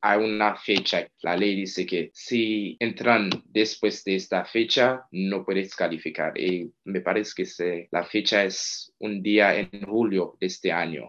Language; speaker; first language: Spanish; non-native, fluent; Haitian Creole